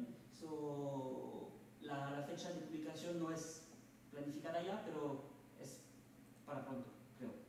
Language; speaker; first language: Spanish; non-native, fluent; French